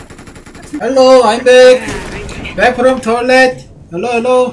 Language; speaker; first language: English; non-native, learner; Korean